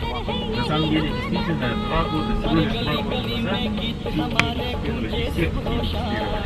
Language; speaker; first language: Russian; native; Russian